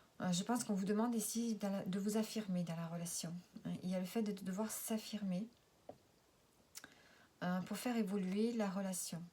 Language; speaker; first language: French; native; French